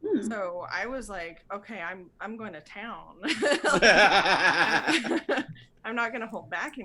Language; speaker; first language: English; native; English